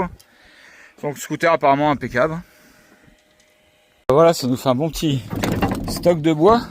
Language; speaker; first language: French; native; French